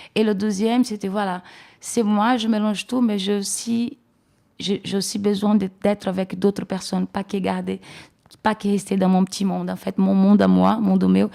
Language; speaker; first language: French; non-native, fluent; Portuguese